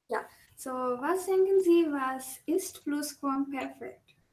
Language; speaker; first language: German; non-native, fluent; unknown